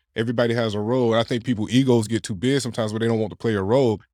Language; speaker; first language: English; native; English